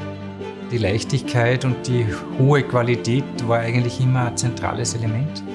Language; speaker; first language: German; native; German